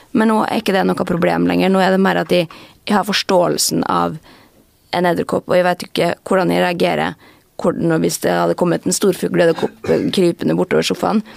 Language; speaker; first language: Norwegian; native; Norwegian